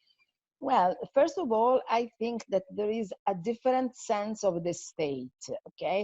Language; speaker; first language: English; non-native, fluent; Italian